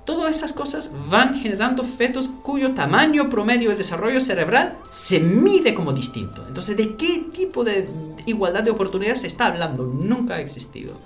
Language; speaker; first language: Spanish; non-native, fluent; English